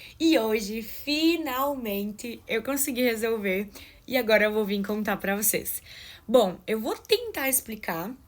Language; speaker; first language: Portuguese; native; Portuguese